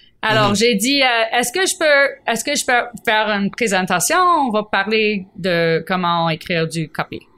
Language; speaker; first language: French; non-native, fluent; English